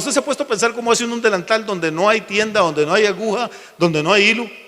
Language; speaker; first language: Spanish; native; Spanish